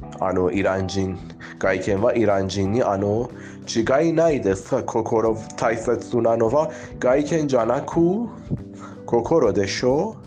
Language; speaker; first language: Japanese; non-native, fluent; Persian